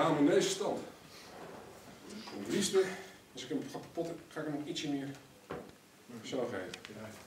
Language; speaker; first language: Dutch; native; Dutch